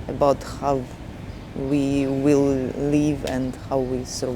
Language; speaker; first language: English; non-native, learner; Ukrainian